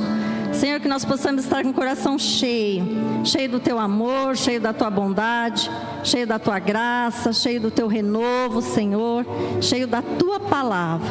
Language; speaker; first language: Portuguese; native; Portuguese